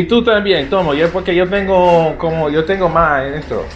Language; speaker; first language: Spanish; non-native, learner; English